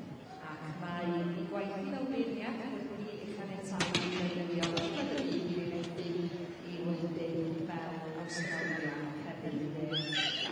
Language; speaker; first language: Welsh; native; Welsh